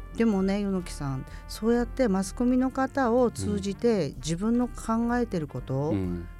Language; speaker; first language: Japanese; native; Japanese